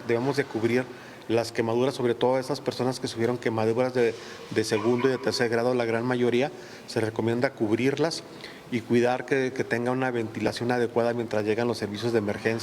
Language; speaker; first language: Spanish; native; Spanish